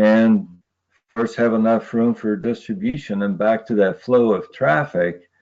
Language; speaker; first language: English; native; English